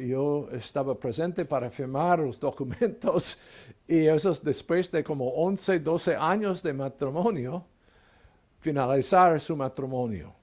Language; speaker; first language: Spanish; non-native, learner; English